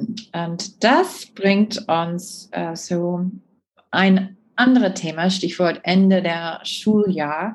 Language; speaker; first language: German; non-native, fluent; English